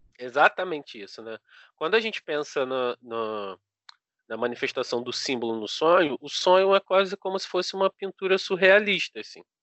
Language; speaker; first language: Portuguese; native; Portuguese